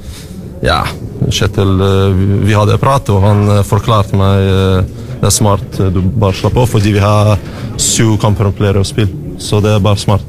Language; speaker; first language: Norwegian; non-native, learner; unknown